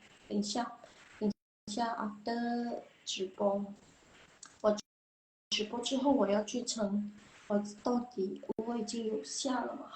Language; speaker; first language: Chinese; non-native, fluent; Indonesian